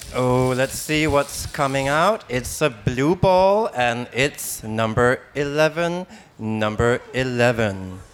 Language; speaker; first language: English; non-native, fluent; Danish